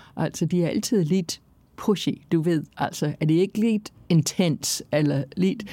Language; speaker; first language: Danish; non-native, fluent; English